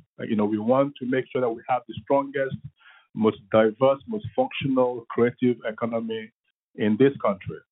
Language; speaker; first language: English; non-native, local second language; Igbo